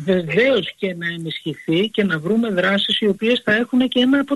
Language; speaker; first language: Greek; native; Greek